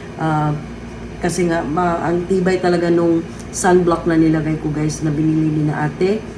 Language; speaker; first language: Filipino; native; Filipino